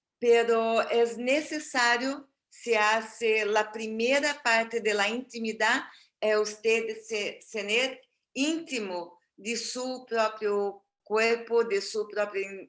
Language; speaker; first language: Spanish; non-native, fluent; Portuguese